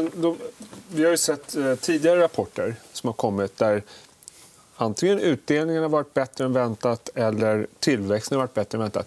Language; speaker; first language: Swedish; native; Swedish